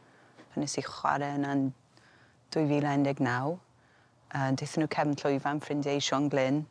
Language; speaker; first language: Welsh; native; Welsh